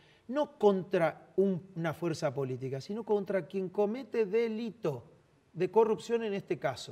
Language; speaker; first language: Spanish; native; Spanish